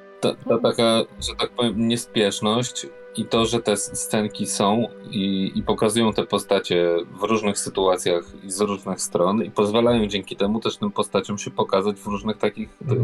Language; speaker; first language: Polish; native; Polish